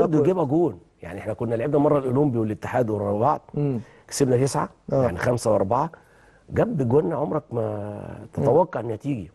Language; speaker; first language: Arabic; native; Arabic